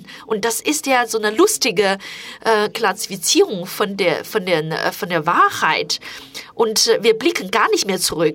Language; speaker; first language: German; non-native, fluent; Chinese